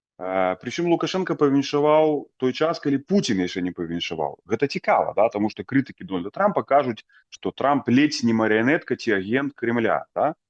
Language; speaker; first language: Belarusian; native; Belarusian